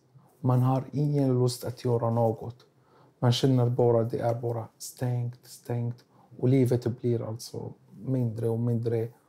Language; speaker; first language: Swedish; non-native, learner; Arabic